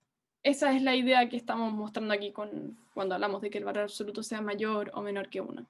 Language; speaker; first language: Spanish; native; Spanish